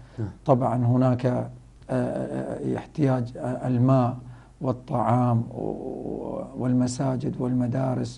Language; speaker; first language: Arabic; non-native, fluent; Rohingya